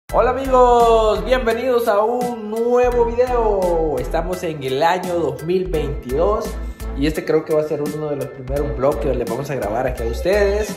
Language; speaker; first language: Spanish; native; Spanish